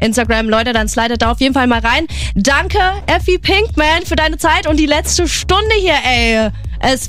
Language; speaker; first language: German; native; German